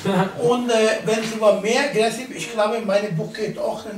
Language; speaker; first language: German; non-native, learner; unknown